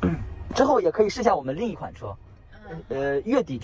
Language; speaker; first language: Chinese; native; Chinese